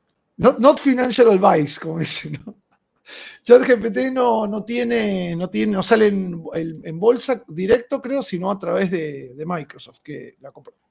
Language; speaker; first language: Spanish; native; Spanish